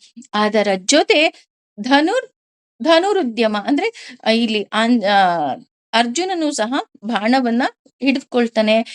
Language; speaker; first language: Kannada; native; Kannada